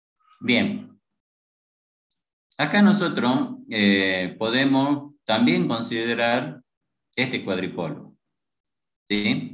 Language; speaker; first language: Spanish; native; Spanish